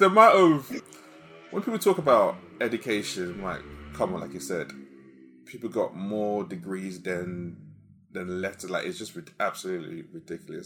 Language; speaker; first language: English; non-native, local second language; Yoruba